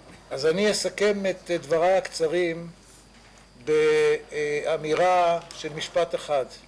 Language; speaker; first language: Hebrew; native; Hebrew